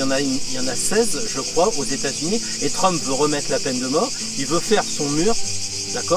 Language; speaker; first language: French; native; French